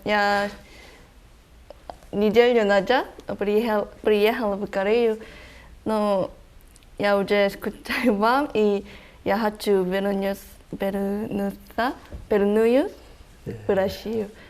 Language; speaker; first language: Russian; non-native, learner; Korean